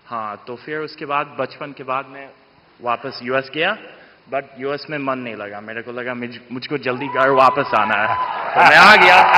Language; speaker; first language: Hindi; non-native, fluent; English